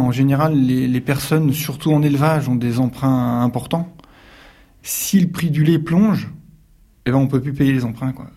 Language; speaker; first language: French; native; French